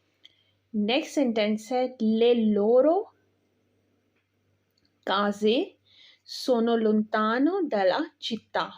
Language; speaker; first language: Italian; non-native, fluent; Urdu